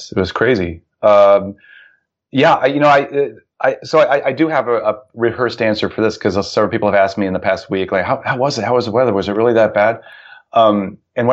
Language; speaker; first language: English; native; English